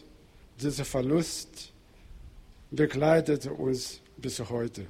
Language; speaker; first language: German; non-native, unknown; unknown